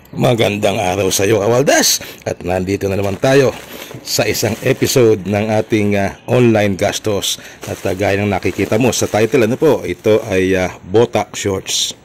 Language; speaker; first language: Filipino; native; Filipino